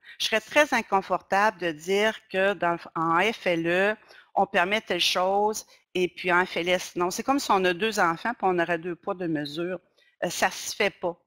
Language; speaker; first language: French; native; French